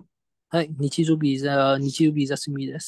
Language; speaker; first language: Japanese; non-native, learner; Vietnamese